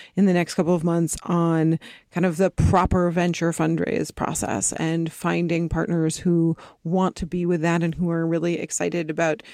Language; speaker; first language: English; native; English